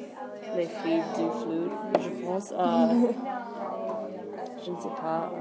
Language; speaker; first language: French; non-native, learner; English